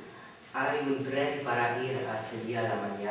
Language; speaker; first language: Spanish; non-native, learner; French